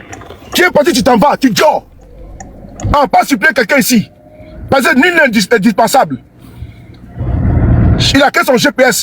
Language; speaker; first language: French; native; French